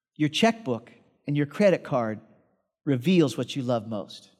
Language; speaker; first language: English; native; English